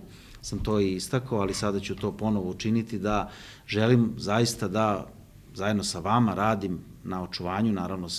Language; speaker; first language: Bosnian; native; Bosnian